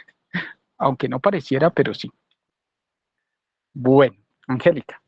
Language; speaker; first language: Spanish; native; Spanish